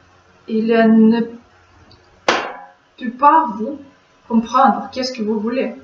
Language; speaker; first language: French; non-native, learner; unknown